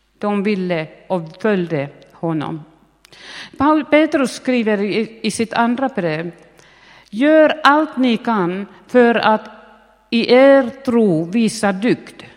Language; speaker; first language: Swedish; native; Swedish